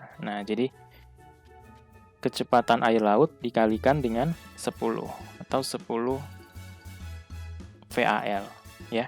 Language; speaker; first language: Indonesian; native; Indonesian